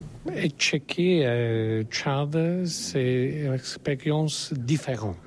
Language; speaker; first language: French; non-native, learner; Polish